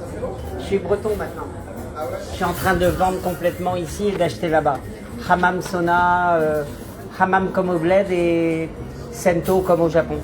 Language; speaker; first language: French; native; French